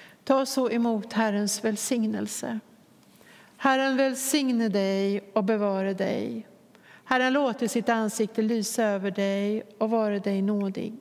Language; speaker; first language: Swedish; native; Swedish